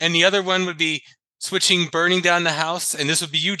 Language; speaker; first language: English; native; English